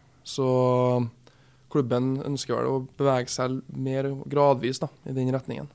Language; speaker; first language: Norwegian; native; Norwegian